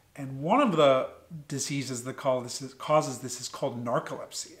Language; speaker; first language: English; native; English